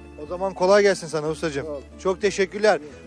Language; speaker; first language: Turkish; native; Turkish